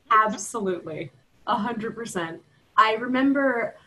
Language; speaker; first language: English; native; English